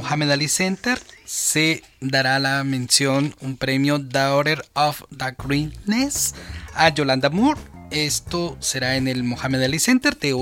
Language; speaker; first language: Spanish; native; Spanish